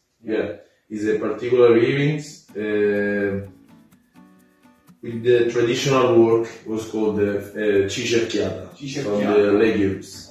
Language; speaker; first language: English; non-native, learner; Italian